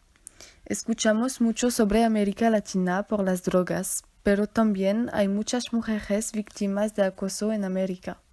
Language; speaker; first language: Spanish; non-native, learner; French